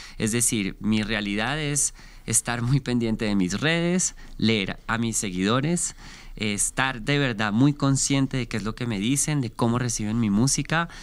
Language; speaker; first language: Spanish; native; Spanish